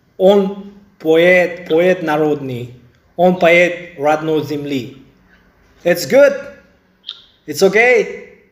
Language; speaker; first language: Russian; non-native, local second language; Uzbek